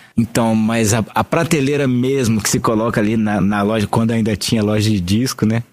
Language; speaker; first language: Portuguese; native; Portuguese